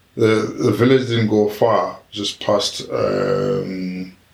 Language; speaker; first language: English; non-native, local second language; Tswana